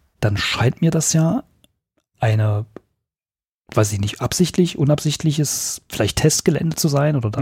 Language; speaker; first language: German; native; German